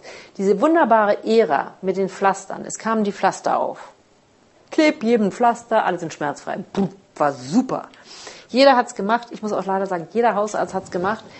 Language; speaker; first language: German; native; German